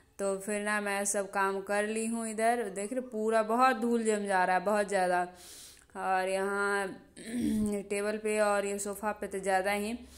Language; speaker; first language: Hindi; native; Hindi